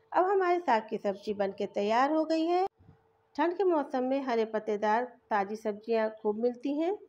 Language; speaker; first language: Hindi; native; Hindi